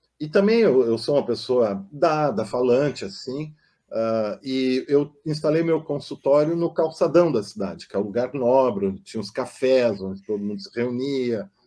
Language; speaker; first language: Portuguese; non-native, local second language; German